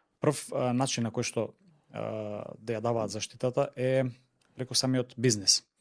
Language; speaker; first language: Macedonian; native; Macedonian